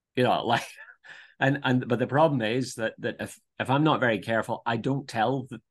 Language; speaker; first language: English; native; English